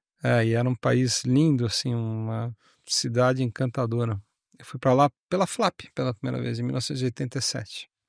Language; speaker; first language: Portuguese; native; Portuguese